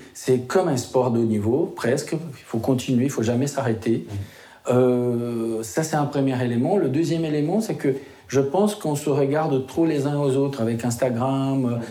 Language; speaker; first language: French; non-native, fluent; Portuguese